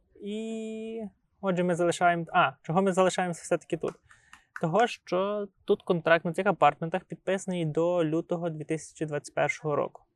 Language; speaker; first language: Ukrainian; native; Ukrainian